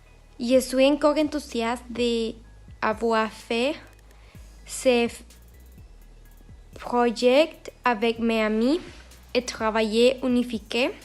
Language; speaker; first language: French; non-native, learner; Spanish